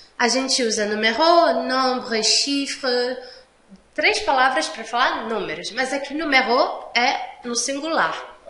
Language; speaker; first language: Portuguese; native; Portuguese